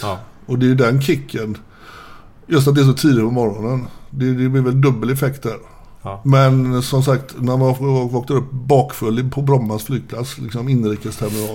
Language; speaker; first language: Swedish; native; Swedish